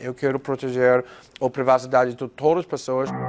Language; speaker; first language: Portuguese; non-native, fluent; English